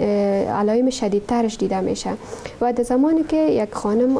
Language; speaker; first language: Persian; native; Persian